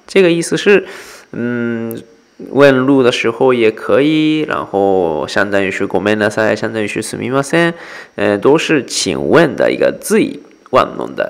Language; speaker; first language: Chinese; non-native, fluent; Japanese